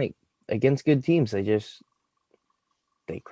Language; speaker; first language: English; native; English